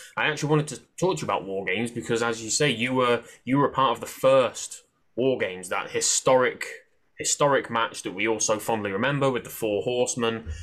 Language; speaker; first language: English; native; English